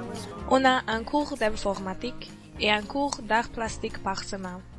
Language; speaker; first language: French; non-native, learner; Hungarian